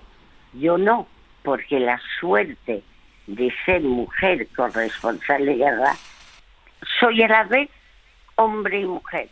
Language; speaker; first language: Spanish; early bilingual, other home language; French